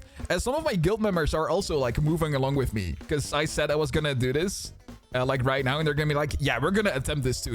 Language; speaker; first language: English; non-native, fluent; Dutch